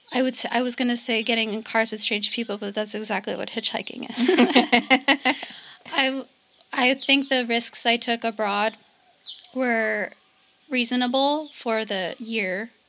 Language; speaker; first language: English; native; English